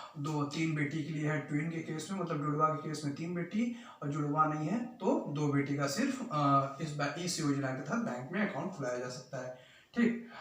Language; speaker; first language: Hindi; native; Hindi